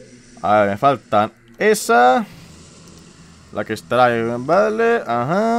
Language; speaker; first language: Spanish; native; Spanish